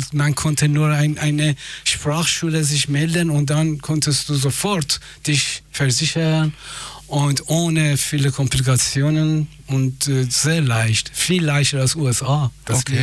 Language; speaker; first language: German; non-native, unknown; Persian